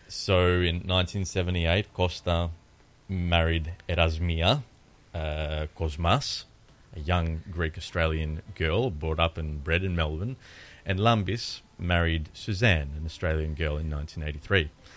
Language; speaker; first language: English; early bilingual, other home language; Greek